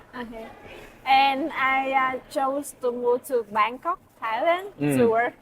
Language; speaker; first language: English; non-native, learner; Vietnamese